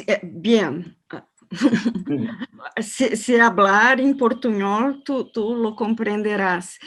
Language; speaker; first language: Spanish; non-native, learner; Portuguese